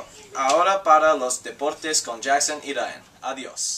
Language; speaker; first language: Spanish; non-native, learner; English